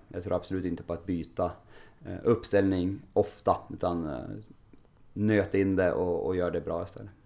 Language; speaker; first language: Swedish; native; Swedish